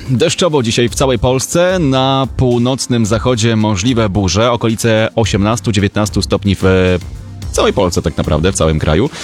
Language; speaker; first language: Polish; native; Polish